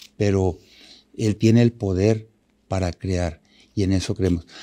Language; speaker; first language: Spanish; native; Spanish